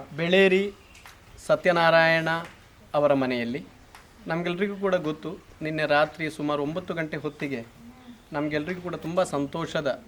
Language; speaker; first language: Kannada; native; Kannada